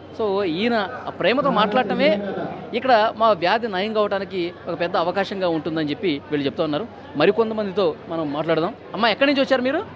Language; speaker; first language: Telugu; native; Telugu